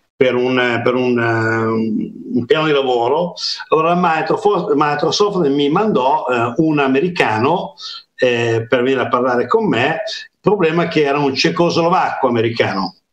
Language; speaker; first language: Italian; native; Italian